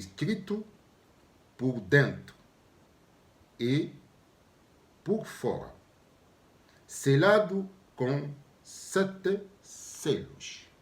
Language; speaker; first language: Portuguese; non-native, learner; Lingala